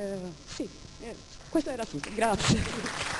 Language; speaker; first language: Italian; non-native, fluent; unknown